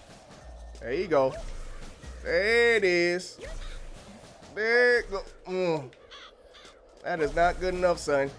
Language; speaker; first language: English; native; English